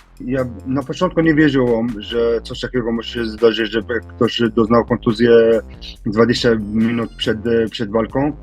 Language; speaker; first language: Polish; non-native, learner; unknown